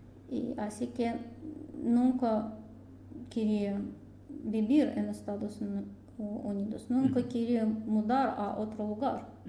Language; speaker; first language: Spanish; non-native, learner; Russian